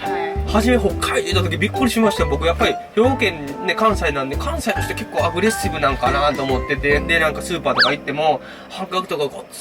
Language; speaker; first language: Japanese; native; Japanese